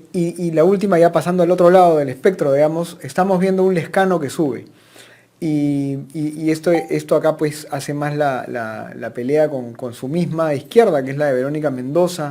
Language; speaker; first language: Spanish; native; Spanish